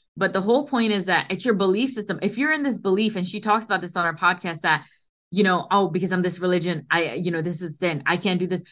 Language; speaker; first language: English; early bilingual, other home language; Hindi